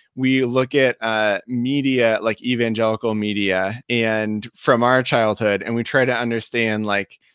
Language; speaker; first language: English; native; English